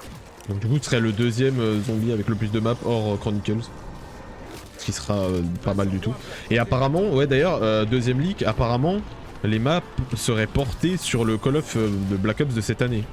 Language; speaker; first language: French; native; French